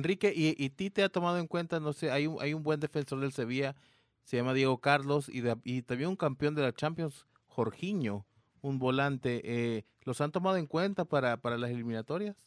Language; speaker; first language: Spanish; native; Spanish